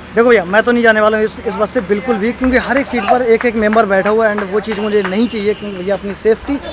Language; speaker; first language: Hindi; native; Hindi